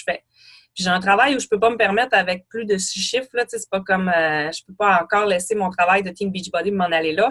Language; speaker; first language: French; native; French